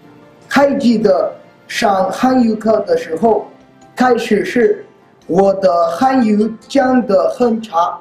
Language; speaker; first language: Chinese; non-native, learner; Spanish